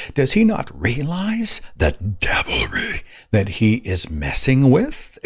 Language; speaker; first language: English; native; English